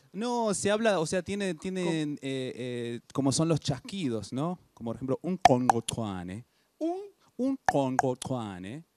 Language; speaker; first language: Spanish; non-native, fluent; Xhosa